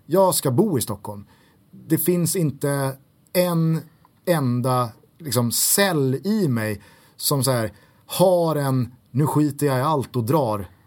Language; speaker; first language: Swedish; native; Swedish